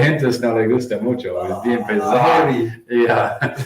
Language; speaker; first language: Spanish; non-native, learner; English